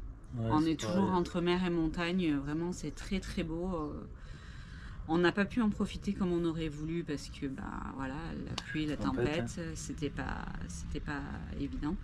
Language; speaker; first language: French; native; French